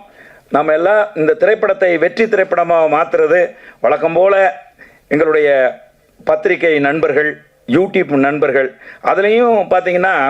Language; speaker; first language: Tamil; native; Tamil